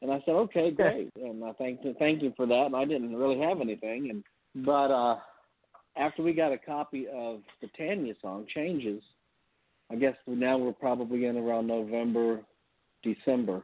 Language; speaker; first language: English; native; English